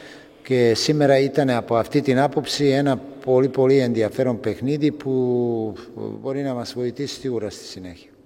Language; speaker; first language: Greek; non-native, fluent; Serbian